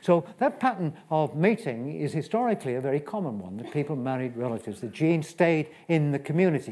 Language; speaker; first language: English; native; English